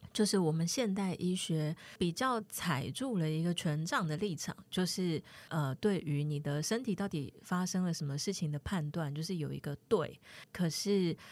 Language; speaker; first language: Chinese; native; Chinese